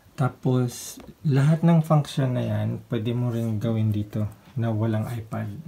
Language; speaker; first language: Filipino; native; Filipino